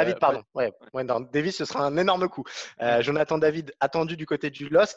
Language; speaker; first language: French; native; French